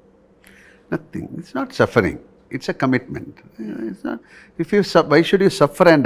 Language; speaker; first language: English; non-native, local second language; Malayalam